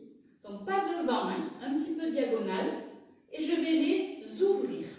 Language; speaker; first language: French; native; French